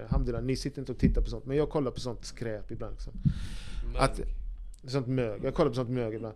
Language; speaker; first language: Swedish; native; Swedish